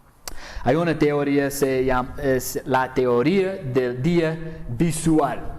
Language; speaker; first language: Spanish; non-native, fluent; English